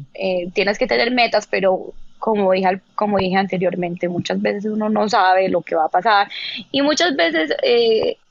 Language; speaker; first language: Spanish; native; Spanish